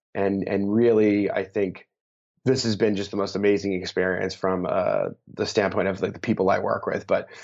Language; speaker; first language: English; native; English